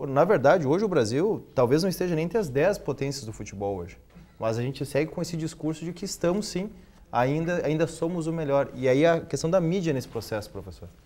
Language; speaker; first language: Portuguese; native; Portuguese